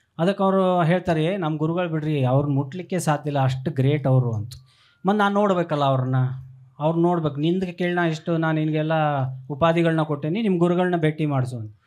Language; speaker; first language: Kannada; native; Kannada